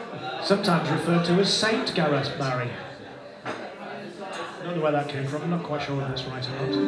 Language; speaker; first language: English; native; English